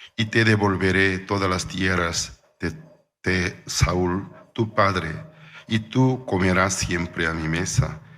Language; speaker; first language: Spanish; non-native, fluent; Korean